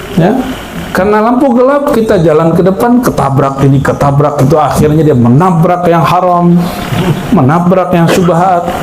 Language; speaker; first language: Indonesian; non-native, local second language; Minangkabau